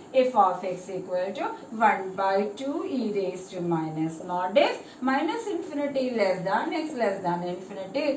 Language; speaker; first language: English; non-native, local second language; Malayalam